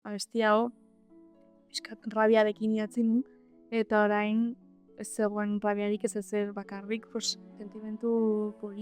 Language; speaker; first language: Basque; non-native, local second language; Spanish